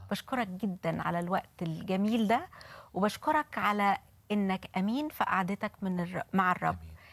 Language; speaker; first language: Arabic; native; Arabic